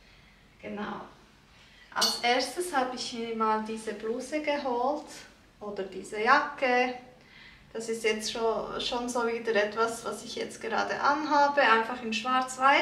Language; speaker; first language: German; early bilingual, other home language; Turkish